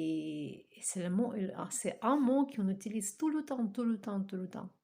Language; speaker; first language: French; non-native, fluent; Russian